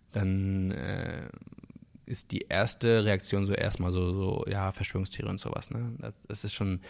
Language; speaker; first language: German; non-native, local second language; Luxembourgish